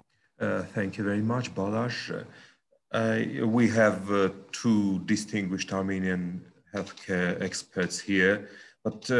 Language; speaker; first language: English; non-native, fluent; Armenian